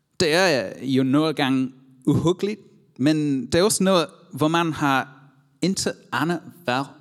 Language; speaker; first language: Danish; non-native, learner; English